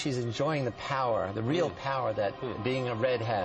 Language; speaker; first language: English; native; English